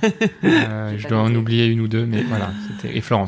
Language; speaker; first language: French; native; French